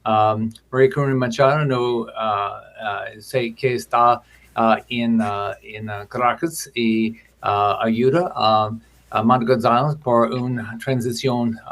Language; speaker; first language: Spanish; non-native, learner; English